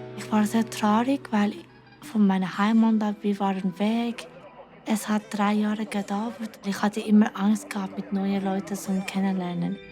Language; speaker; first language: German; non-native, learner; Persian